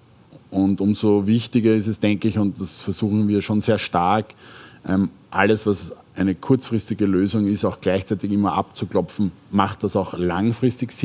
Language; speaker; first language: German; native; German